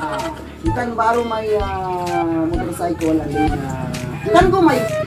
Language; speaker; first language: English; non-native, learner; Filipino